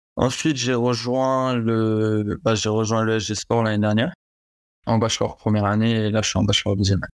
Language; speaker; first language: French; native; French